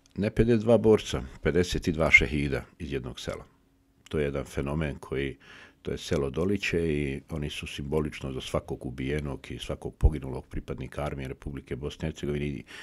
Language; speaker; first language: Bosnian; native; Bosnian